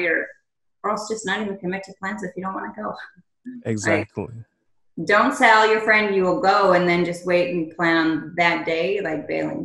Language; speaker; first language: English; native; English